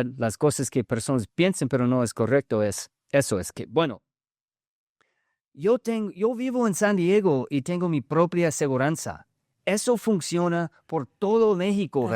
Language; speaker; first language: Spanish; early bilingual, heritage; English